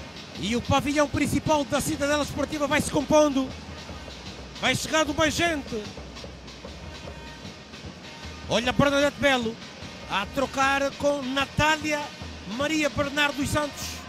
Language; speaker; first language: Portuguese; native; Portuguese